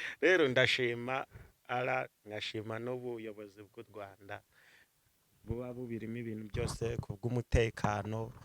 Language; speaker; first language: Kinyarwanda; early bilingual, other home language; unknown